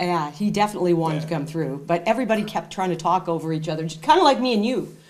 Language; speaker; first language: English; native; English